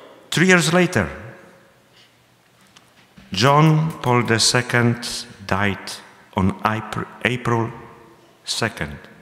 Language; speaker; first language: English; non-native, fluent; Polish